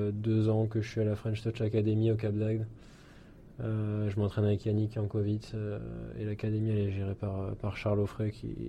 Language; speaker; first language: French; native; French